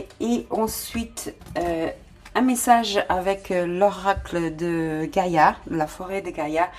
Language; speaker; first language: French; non-native, fluent; Portuguese